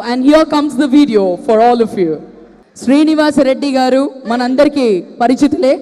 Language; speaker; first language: Telugu; native; Telugu